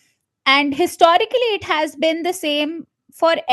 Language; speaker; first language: English; non-native, local second language; Malayalam